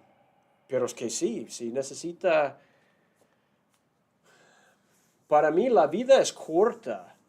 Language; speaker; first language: Spanish; non-native, fluent; English